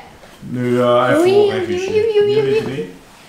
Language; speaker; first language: Dutch; native; Dutch